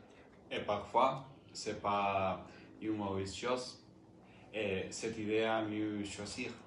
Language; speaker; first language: French; non-native, learner; Spanish